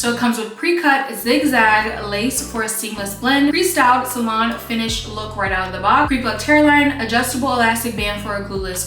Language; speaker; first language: English; native; English